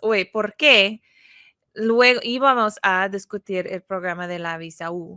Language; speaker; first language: Spanish; non-native, fluent; English